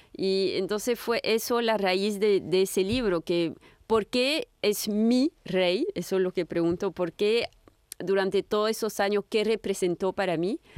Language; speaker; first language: Spanish; non-native, fluent; French